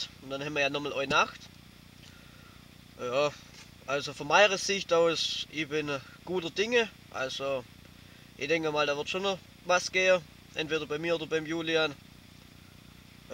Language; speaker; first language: German; native; German